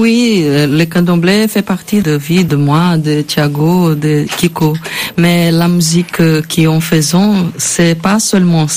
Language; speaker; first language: French; non-native, learner; Portuguese